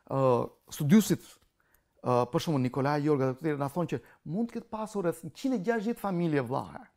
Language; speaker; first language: Albanian; non-native, local second language; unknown